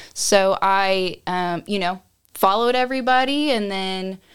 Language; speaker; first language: English; native; English